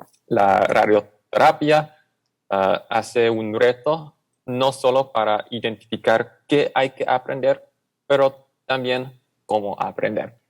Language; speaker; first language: Spanish; non-native, fluent; English